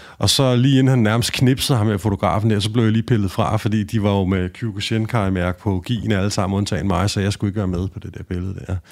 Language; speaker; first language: Danish; native; Danish